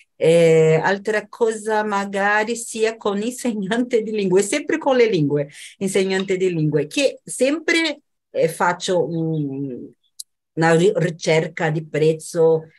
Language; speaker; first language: Italian; non-native, fluent; Portuguese